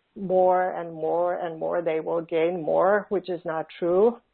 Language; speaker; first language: English; non-native, fluent; Finnish